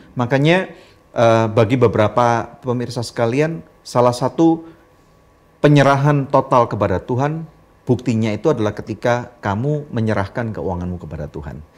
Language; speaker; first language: Indonesian; native; Indonesian